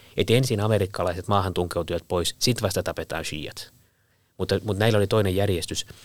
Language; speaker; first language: Finnish; native; Finnish